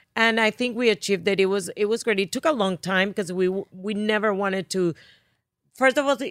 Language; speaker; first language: English; non-native, fluent; Spanish